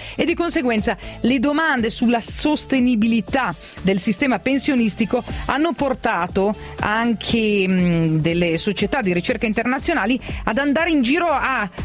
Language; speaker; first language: Italian; native; Italian